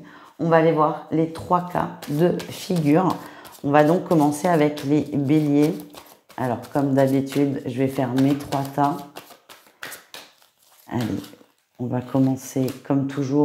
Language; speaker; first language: French; native; French